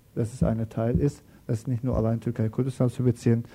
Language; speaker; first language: German; non-native, learner; Turkish